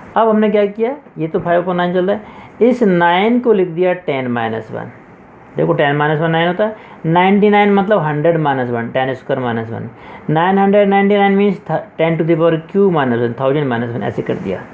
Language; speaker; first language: Hindi; native; Hindi